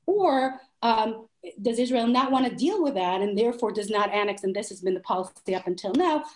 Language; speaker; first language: English; non-native, fluent; Hebrew